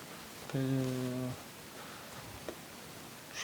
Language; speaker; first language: French; non-native, learner; Georgian